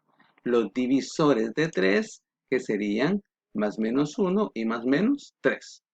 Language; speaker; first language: Spanish; native; Spanish